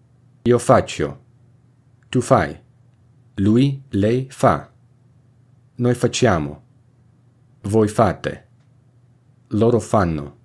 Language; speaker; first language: Italian; non-native, fluent; English